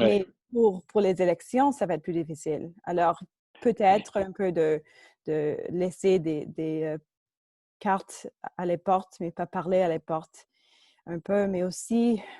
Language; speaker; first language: French; non-native, local second language; English